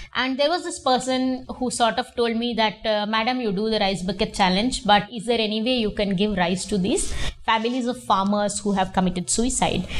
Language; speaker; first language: English; non-native, local second language; Telugu